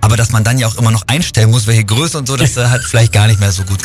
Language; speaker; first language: German; native; German